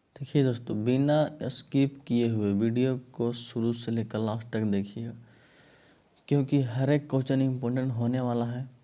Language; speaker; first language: Hindi; native; Hindi